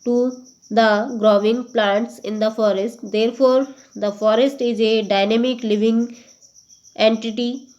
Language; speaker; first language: English; non-native, local second language; Hindi